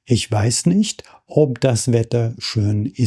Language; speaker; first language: German; non-native, fluent; English